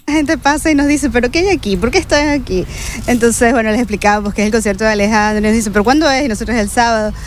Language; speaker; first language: Spanish; native; Spanish